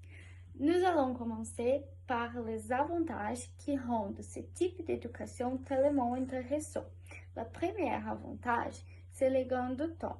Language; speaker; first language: French; non-native, learner; Portuguese